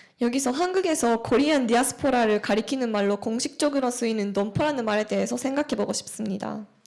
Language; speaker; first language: Korean; early bilingual, heritage; Japanese